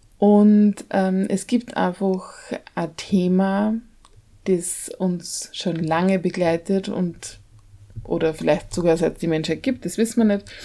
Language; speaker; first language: German; native; German